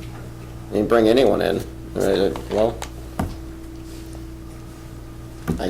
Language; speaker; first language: English; native; English